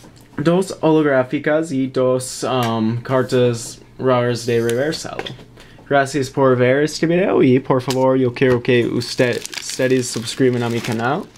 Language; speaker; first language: Spanish; non-native, learner; English